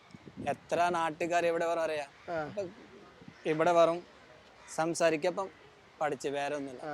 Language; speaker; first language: Malayalam; non-native, local second language; Hindi